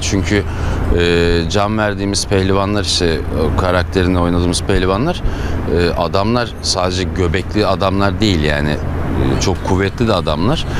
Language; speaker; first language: Turkish; native; Turkish